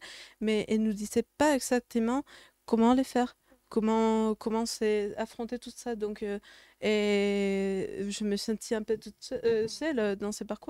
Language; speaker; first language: French; non-native, fluent; Spanish